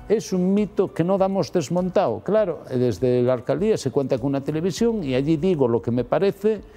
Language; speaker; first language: Spanish; native; Spanish